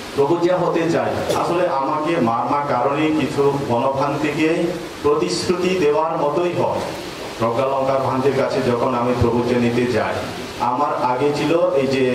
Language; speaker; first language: Bangla; non-native, local second language; Marma